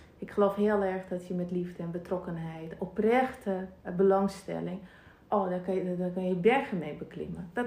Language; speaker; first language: Dutch; non-native, fluent; Russian